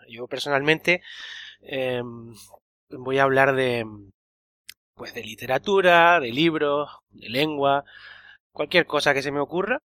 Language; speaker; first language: Spanish; native; Spanish